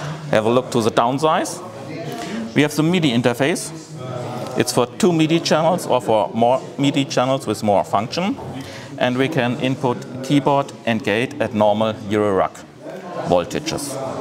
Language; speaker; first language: English; non-native, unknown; German